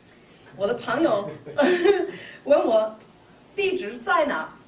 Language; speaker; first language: Chinese; non-native, learner; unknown